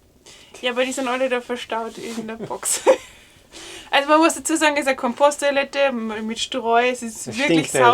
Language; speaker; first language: German; native; German